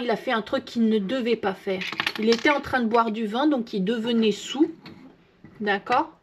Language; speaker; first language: French; native; French